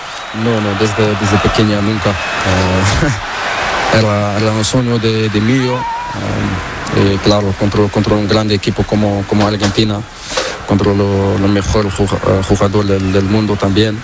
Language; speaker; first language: Spanish; non-native, learner; Portuguese